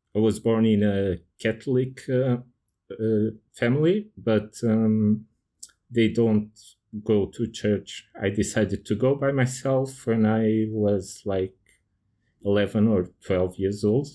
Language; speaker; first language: English; non-native, fluent; Portuguese